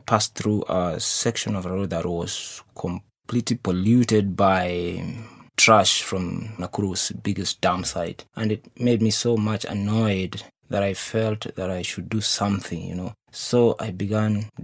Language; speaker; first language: English; non-native, local second language; Kikuyu